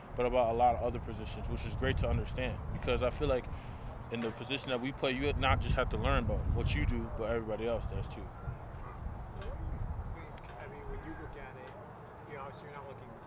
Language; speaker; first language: English; native; English